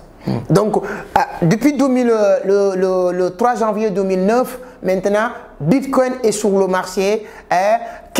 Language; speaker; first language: French; non-native, local second language; Wolof